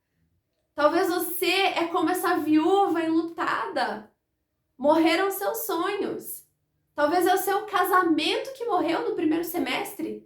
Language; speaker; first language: Portuguese; native; Portuguese